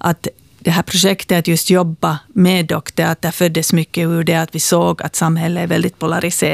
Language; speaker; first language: Swedish; native; Swedish